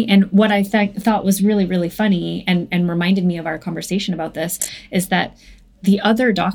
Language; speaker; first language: English; native; English